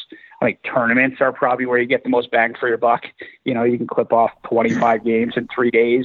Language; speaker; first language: English; native; English